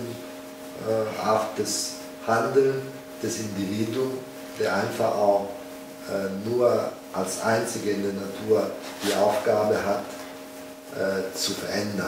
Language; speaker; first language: German; non-native, fluent; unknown